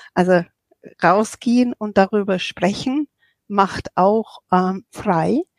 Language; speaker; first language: German; non-native, fluent; English